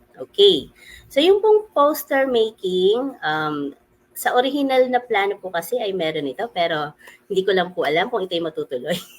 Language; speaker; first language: Filipino; native; Filipino